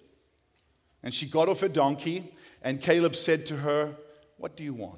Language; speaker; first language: English; native; English